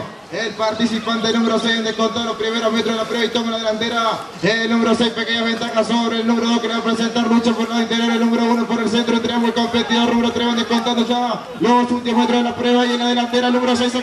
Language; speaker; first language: Spanish; native; Spanish